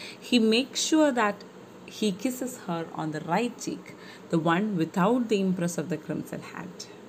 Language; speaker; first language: English; non-native, local second language; Malayalam